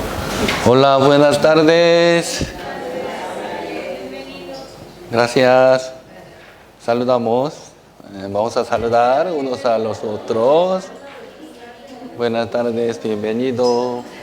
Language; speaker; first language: Spanish; non-native, fluent; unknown